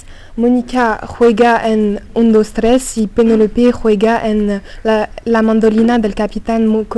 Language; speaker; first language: Spanish; non-native, learner; French